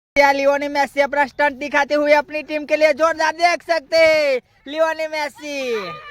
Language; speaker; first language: Hindi; non-native, local second language; Gujarati